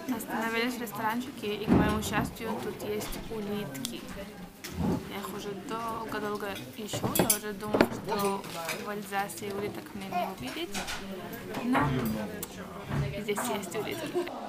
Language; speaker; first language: Russian; early bilingual, heritage; Russian